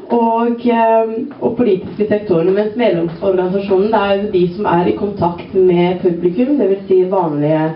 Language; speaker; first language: Norwegian; early bilingual, other home language; Somali